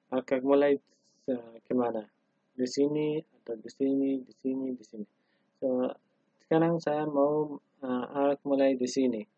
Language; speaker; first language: Indonesian; non-native, learner; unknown